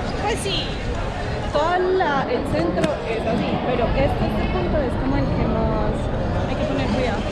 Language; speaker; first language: Spanish; native; Spanish